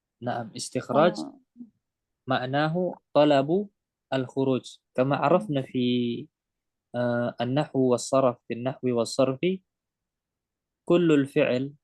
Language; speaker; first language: Arabic; non-native, fluent; Indonesian